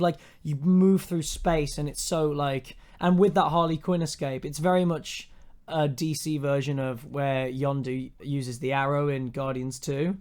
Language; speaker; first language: English; native; English